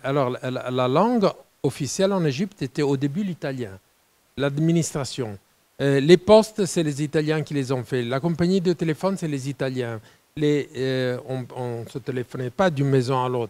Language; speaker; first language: French; non-native, fluent; Italian